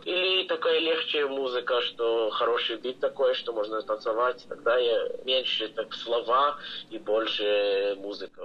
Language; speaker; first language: Russian; early bilingual, heritage; English